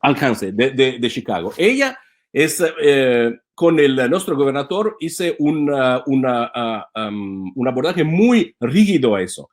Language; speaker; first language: Spanish; non-native, fluent; Italian